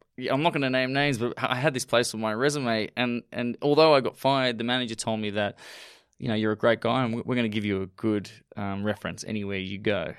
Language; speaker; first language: English; native; English